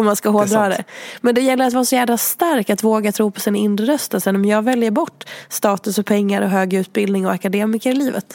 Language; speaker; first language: Swedish; native; Swedish